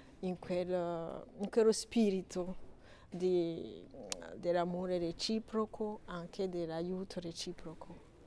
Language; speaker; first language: Italian; non-native, learner; Kinyarwanda